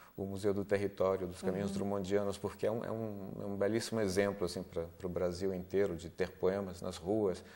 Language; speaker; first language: Portuguese; early bilingual, other home language; Spanish